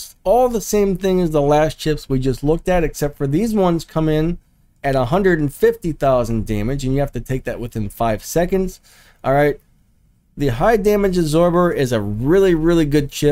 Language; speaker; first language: English; native; English